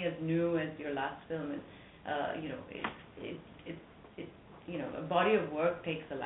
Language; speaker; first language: English; non-native, local second language; French